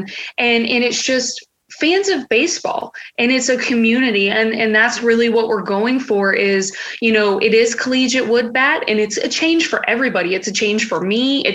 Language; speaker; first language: English; native; English